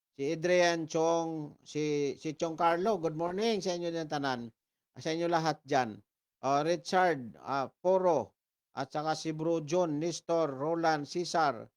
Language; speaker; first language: Filipino; non-native, local second language; Hiligaynon